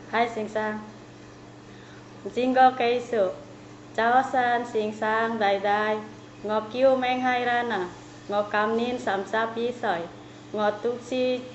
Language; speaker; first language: Cantonese; non-native, learner; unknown